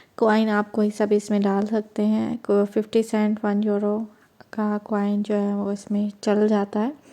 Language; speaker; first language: Urdu; native; Urdu